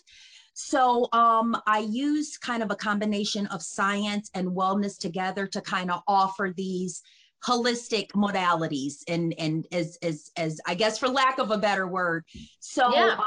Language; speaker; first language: English; native; English